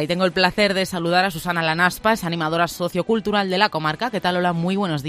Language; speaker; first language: Spanish; native; Spanish